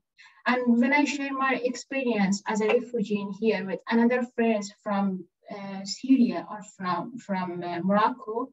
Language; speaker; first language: English; non-native, learner; Persian